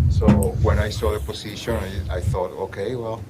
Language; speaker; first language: English; non-native, fluent; Spanish